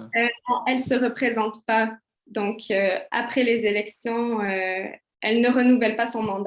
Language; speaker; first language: French; early bilingual, other home language; Kabyle